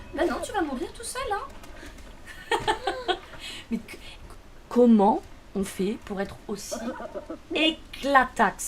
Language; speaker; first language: French; native; French